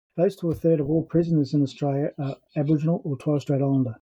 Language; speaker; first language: English; native; English